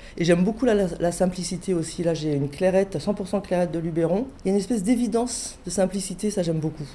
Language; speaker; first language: French; native; French